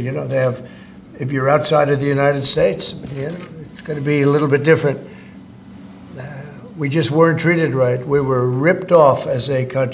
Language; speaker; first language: English; native; English